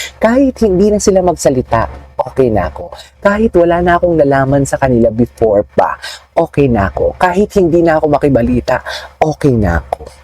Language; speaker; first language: Filipino; non-native, local second language; Hiligaynon